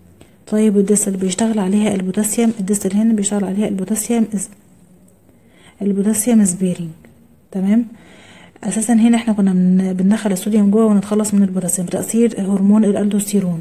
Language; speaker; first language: Arabic; native; Arabic